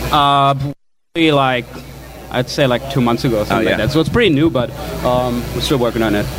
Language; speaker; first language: English; non-native, fluent; German